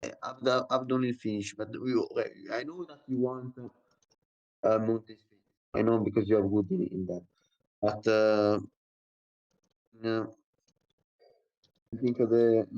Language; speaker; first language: English; non-native, learner; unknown